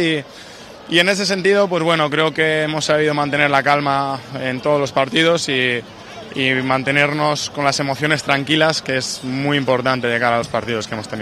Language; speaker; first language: Spanish; native; Spanish